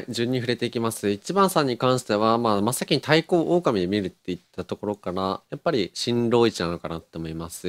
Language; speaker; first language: Japanese; native; Japanese